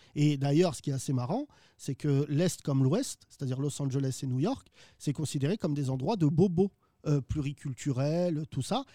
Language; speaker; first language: French; early bilingual, other home language; Arabic